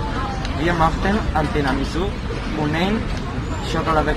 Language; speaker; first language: German; non-native, learner; Catalan